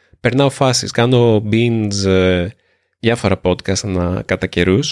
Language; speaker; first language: Greek; native; Greek